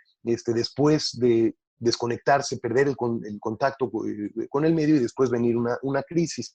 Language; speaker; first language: Spanish; native; Spanish